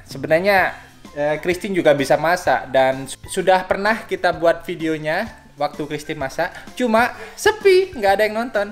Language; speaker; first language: Indonesian; non-native, local second language; Javanese